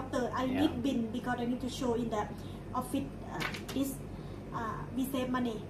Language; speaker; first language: English; non-native, learner; Thai